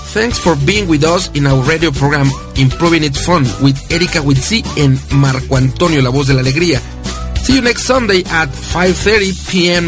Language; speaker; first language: English; non-native, fluent; Spanish